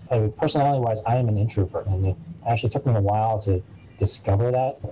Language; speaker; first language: English; native; English